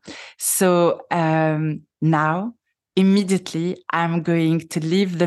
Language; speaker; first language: English; non-native, fluent; French